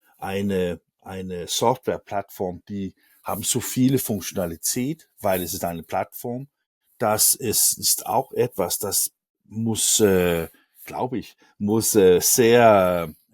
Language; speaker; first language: German; non-native, learner; Danish